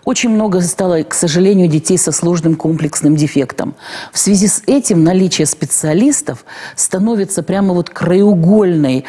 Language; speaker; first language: Russian; native; Russian